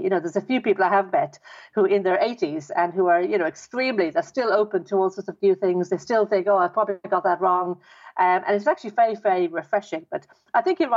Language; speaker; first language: English; native; English